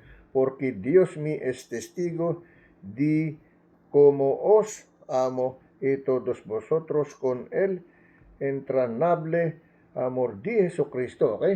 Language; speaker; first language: Spanish; non-native, learner; Filipino